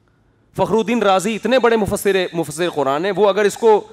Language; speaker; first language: Urdu; native; Urdu